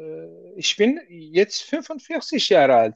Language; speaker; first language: German; non-native, learner; Turkish